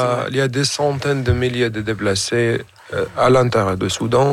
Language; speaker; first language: French; non-native, fluent; Arabic